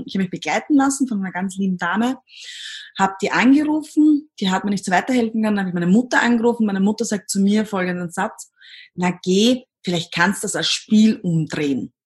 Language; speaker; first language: German; native; German